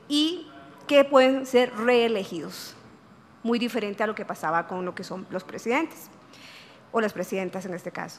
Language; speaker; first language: Spanish; native; Spanish